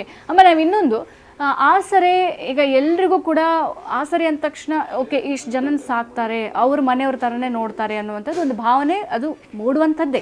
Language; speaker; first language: Kannada; native; Kannada